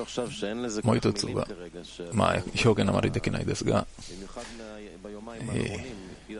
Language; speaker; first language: Japanese; non-native, learner; Hebrew